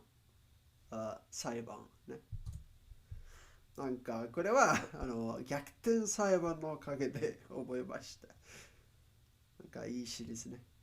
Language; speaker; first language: Japanese; non-native, learner; Spanish